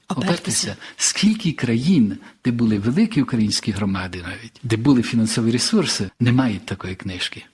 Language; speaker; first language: Ukrainian; early bilingual, heritage; Ukrainian